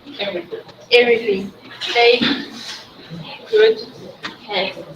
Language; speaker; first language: English; non-native, learner; Chinese